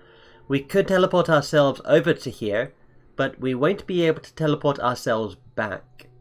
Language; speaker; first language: English; native; English